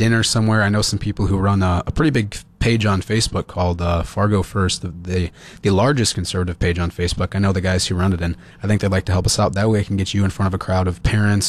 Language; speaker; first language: English; native; English